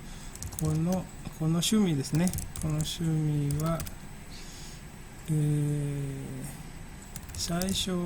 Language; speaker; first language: Japanese; non-native, fluent; Indonesian